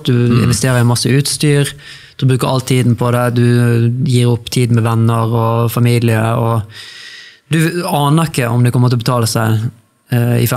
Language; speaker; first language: Norwegian; native; Norwegian